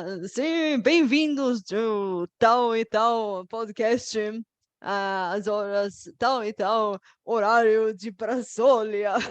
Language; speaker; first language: Portuguese; non-native, fluent; Bulgarian